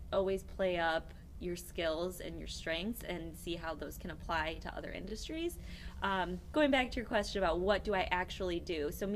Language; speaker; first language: English; native; English